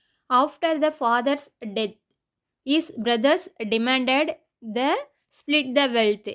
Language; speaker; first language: English; non-native, local second language; Tamil